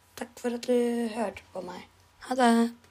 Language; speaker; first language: Norwegian; non-native, learner; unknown